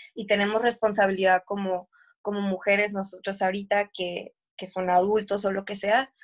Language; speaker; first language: Spanish; early bilingual, heritage; Spanish